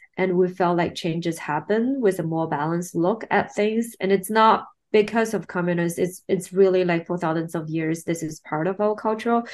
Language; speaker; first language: English; non-native, fluent; Chinese